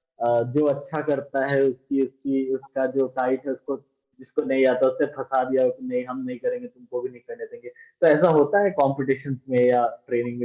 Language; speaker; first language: Hindi; native; Hindi